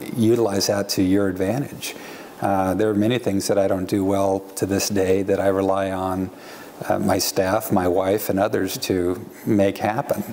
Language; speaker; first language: English; native; English